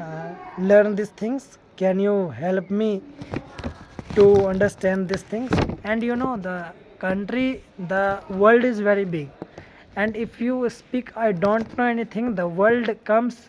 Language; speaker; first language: English; non-native, learner; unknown